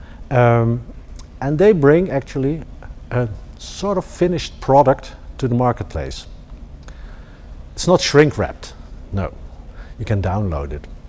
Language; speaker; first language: English; non-native, fluent; Dutch